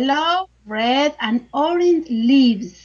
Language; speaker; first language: English; non-native, learner; Spanish